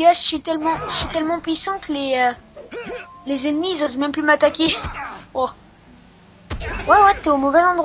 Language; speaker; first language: French; native; French